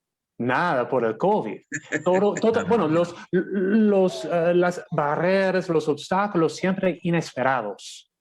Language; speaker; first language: Spanish; non-native, fluent; English